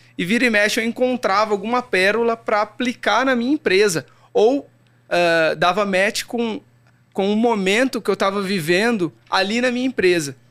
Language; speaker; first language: Portuguese; native; Portuguese